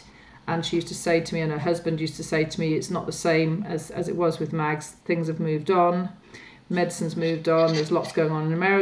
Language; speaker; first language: English; native; English